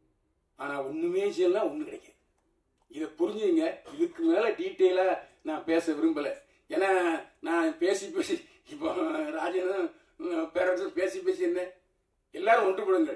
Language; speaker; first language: Tamil; native; Tamil